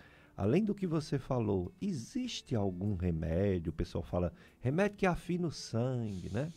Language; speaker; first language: Portuguese; native; Portuguese